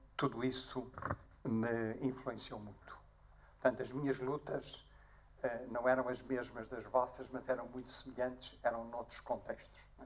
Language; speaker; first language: Portuguese; native; Portuguese